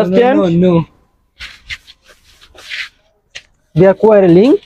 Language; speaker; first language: English; non-native, learner; Bangla